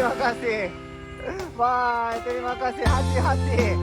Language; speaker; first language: Indonesian; non-native, learner; Japanese